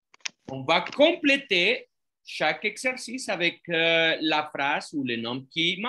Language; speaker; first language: French; non-native, fluent; Spanish